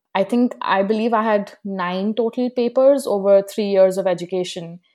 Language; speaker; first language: English; non-native, local second language; Hindi